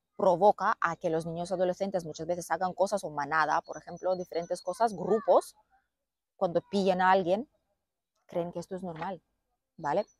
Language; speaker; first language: Spanish; non-native, fluent; Lithuanian